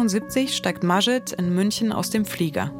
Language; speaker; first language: German; native; German